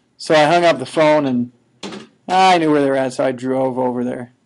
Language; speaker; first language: English; native; English